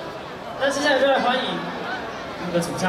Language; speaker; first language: Chinese; native; Chinese